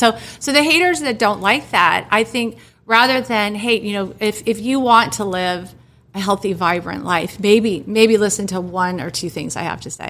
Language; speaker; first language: English; native; English